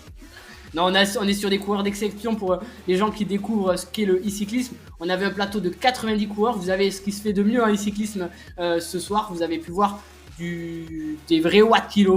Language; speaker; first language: French; native; French